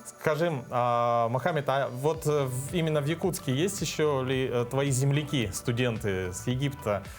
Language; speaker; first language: Russian; native; Russian